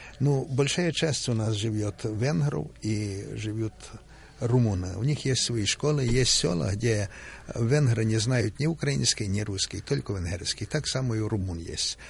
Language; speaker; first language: Russian; non-native, local second language; Ukrainian